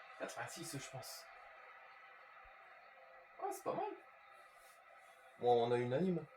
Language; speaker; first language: French; native; French